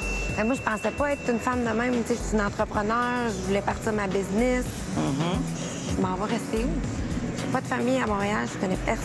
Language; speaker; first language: French; native; French